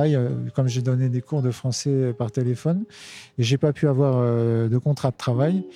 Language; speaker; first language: French; native; French